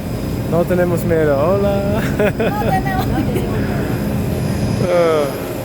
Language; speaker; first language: Spanish; non-native, learner; English